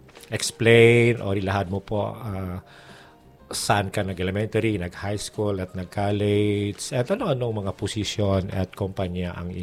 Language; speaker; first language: Filipino; native; Filipino